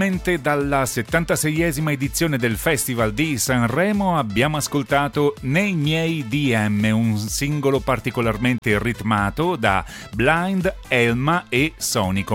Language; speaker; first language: Italian; native; Italian